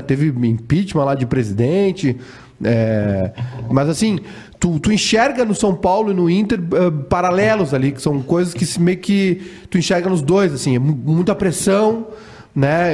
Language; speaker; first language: Portuguese; native; Portuguese